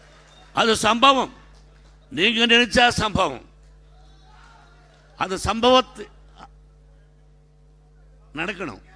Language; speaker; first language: Tamil; non-native, learner; Telugu